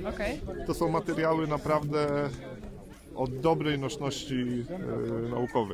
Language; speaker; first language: Polish; native; Polish